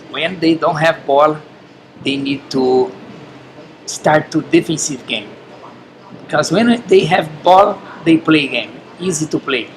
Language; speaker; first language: English; non-native, learner; Portuguese